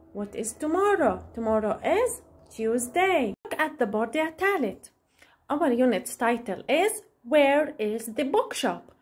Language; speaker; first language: English; non-native, fluent; Arabic